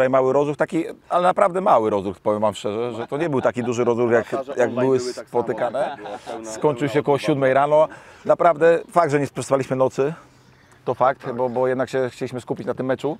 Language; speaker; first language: Polish; native; Polish